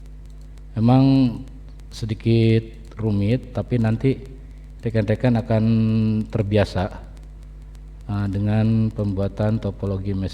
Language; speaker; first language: Indonesian; native; Indonesian